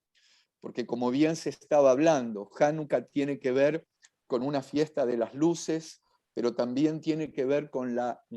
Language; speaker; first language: Spanish; native; Spanish